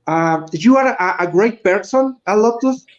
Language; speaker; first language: English; non-native, learner; Spanish